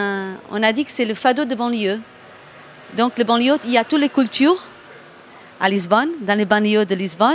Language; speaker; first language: French; non-native, fluent; Portuguese